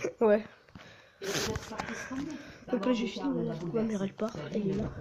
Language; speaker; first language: French; native; French